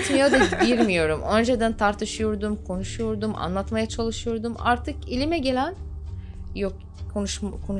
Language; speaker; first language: Turkish; non-native, fluent; Arabic